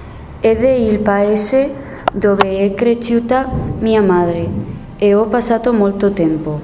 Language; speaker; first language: Italian; non-native, learner; Spanish